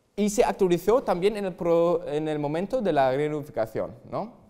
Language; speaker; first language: Spanish; non-native, fluent; German